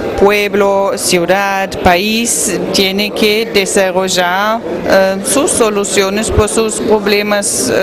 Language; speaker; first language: Spanish; non-native, fluent; German